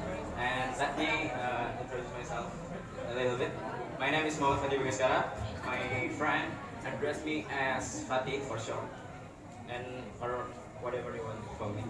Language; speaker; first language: English; non-native, learner; Indonesian